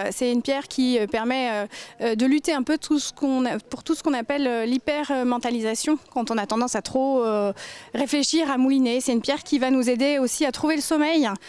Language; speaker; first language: French; native; French